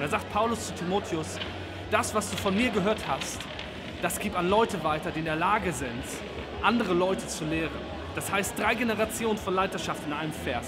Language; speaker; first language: German; native; German